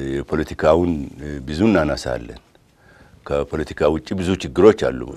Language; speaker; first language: Amharic; non-native, local second language; Oromo